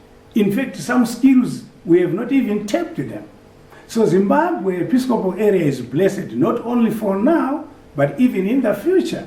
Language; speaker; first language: English; non-native, local second language; Shona